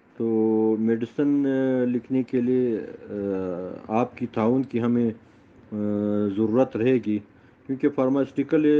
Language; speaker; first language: Urdu; non-native, local second language; Pashto